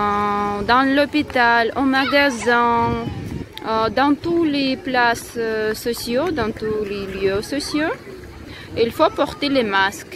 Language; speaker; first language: French; non-native, learner; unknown